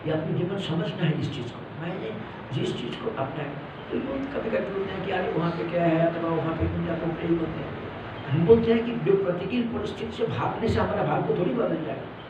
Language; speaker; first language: Hindi; non-native, local second language; Malayalam